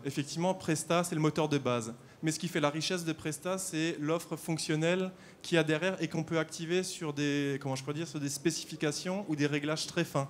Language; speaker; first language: French; native; French